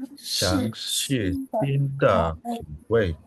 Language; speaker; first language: Chinese; non-native, learner; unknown